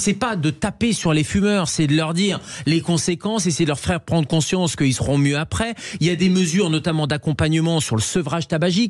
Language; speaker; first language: French; native; French